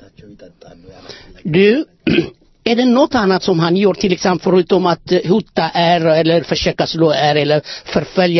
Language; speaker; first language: Swedish; non-native, fluent; Amharic